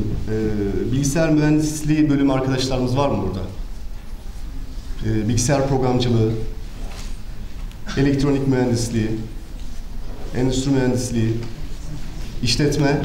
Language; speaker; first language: Turkish; native; Turkish